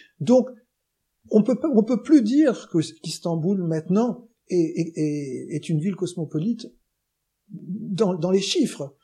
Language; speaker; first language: French; native; French